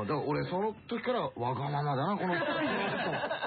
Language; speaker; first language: Japanese; native; Japanese